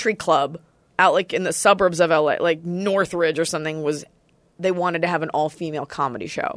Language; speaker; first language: English; native; English